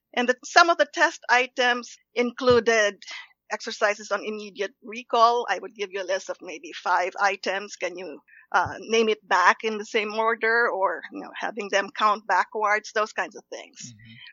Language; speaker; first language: English; non-native, local second language; Filipino